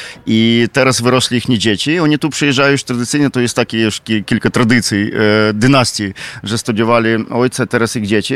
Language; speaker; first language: Polish; non-native, fluent; Ukrainian